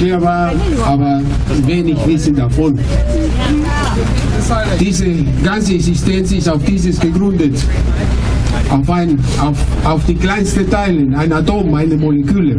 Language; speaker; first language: German; non-native, fluent; Spanish